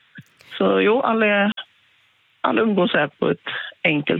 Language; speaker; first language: Swedish; native; Swedish